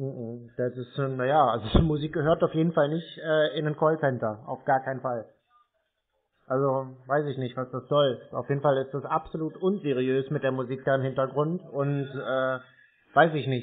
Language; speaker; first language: German; native; German